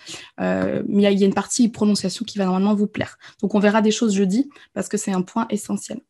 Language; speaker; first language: French; native; French